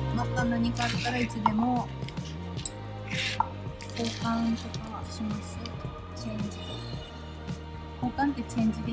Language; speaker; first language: Japanese; native; Japanese